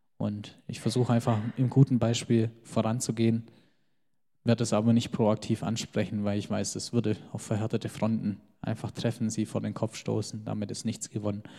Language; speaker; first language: German; early bilingual, other home language; Albanian